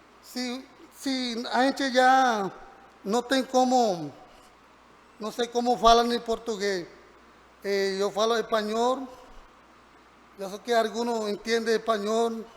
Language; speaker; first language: Portuguese; non-native, learner; Spanish